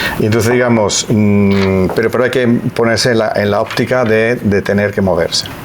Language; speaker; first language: Spanish; non-native, fluent; Italian